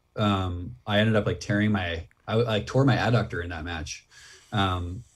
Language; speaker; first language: English; native; English